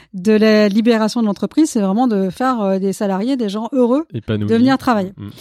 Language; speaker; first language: French; non-native, fluent; Malayalam